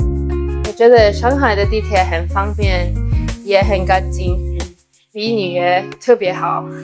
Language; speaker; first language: Chinese; non-native, learner; English